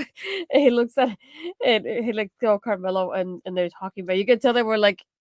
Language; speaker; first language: English; native; English